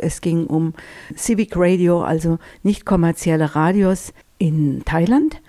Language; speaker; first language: German; native; German